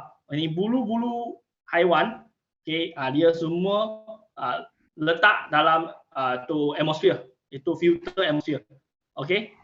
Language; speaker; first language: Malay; non-native, local second language; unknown